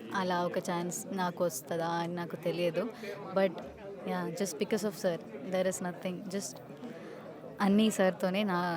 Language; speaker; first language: Telugu; non-native, learner; Malayalam